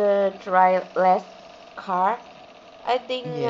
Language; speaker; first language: English; non-native, learner; Vietnamese